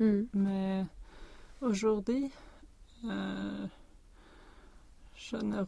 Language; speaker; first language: French; non-native, learner; Swedish